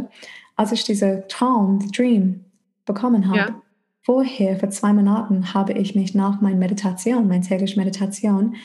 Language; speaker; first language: German; non-native, fluent; English